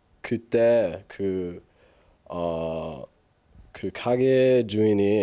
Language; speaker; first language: Korean; non-native, learner; English